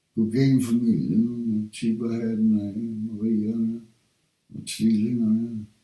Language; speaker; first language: Danish; non-native, fluent; English